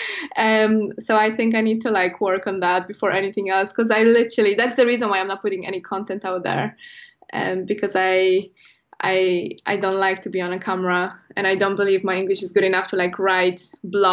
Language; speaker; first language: English; non-native, fluent; Polish